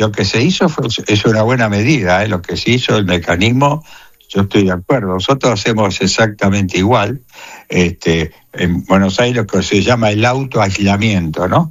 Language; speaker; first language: Spanish; native; Spanish